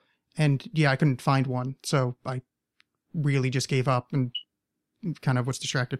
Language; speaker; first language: English; native; English